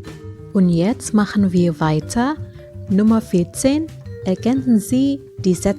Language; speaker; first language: German; non-native, fluent; Indonesian